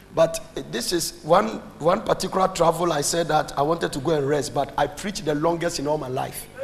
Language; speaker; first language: English; non-native, local second language; Akan